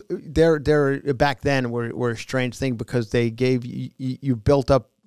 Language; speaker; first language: English; native; English